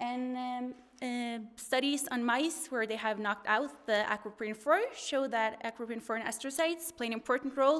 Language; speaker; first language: English; non-native, fluent; Norwegian